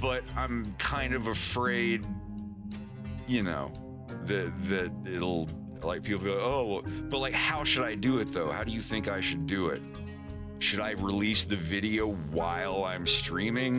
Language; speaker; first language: English; native; English